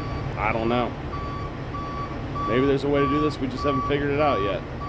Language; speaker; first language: English; native; English